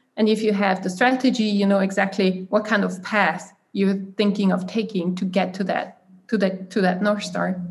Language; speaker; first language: English; non-native, fluent; German